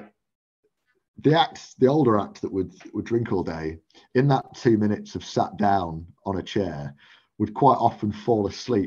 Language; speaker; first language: English; native; English